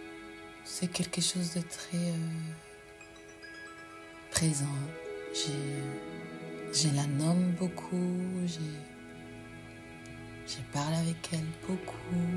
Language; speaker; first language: French; non-native, fluent; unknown